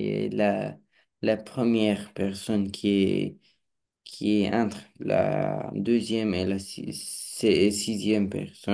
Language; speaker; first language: French; non-native, learner; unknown